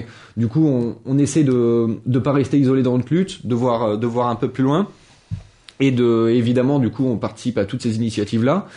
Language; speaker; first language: French; native; French